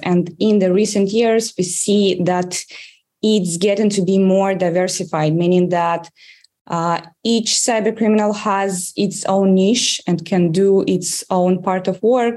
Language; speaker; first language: English; non-native, fluent; Russian